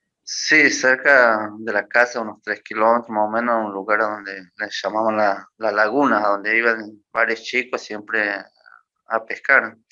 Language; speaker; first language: Spanish; native; Spanish